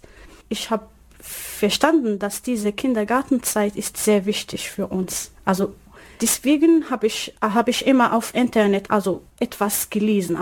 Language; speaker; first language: German; non-native, learner; Arabic